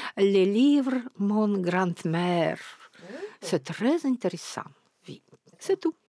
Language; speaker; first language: French; non-native, learner; Russian